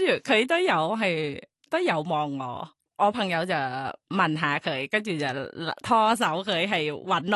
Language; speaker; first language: Cantonese; non-native, learner; Thai